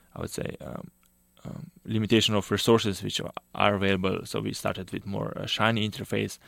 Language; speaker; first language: English; non-native, fluent; Slovenian